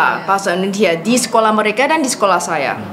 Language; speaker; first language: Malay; non-native, fluent; English